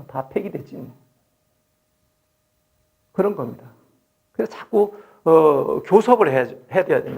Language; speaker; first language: Korean; native; Korean